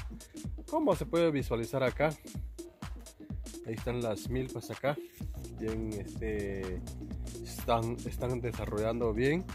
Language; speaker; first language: Spanish; native; Spanish